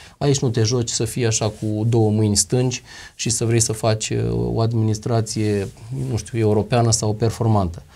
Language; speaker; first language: Romanian; native; Romanian